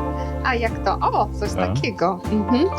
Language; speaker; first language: Polish; non-native, learner; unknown